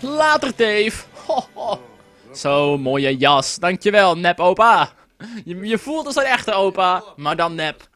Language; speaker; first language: Dutch; native; Dutch